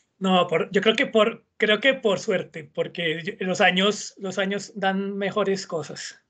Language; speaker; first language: Spanish; native; Spanish